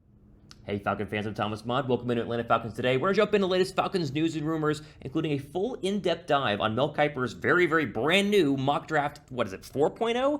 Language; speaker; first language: English; native; English